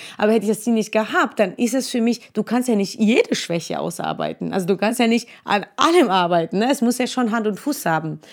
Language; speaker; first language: German; non-native, fluent; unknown